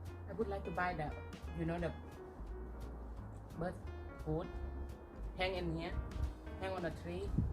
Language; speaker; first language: English; non-native, learner; Northeastern Thai